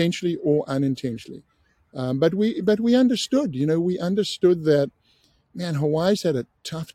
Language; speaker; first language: English; native; English